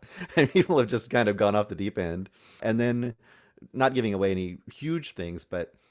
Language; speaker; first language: English; native; English